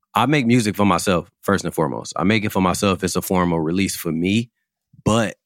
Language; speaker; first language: English; native; English